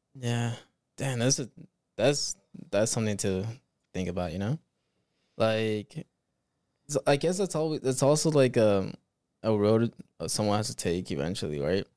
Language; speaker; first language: English; early bilingual, other home language; Spanish